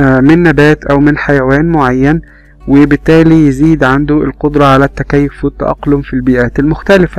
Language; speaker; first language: Arabic; native; Arabic